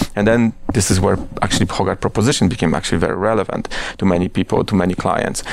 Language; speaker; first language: English; non-native, fluent; Polish